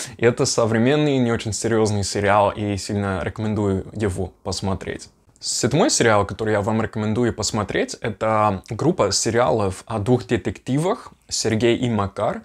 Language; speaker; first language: Russian; non-native, fluent; Dutch